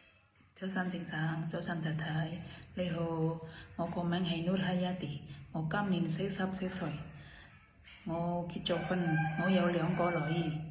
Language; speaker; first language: Cantonese; non-native, learner; Indonesian